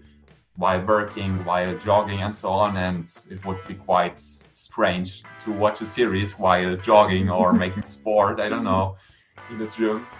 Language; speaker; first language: English; non-native, fluent; German